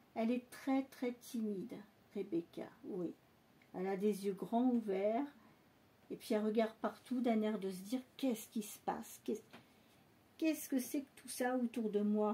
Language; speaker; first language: French; native; French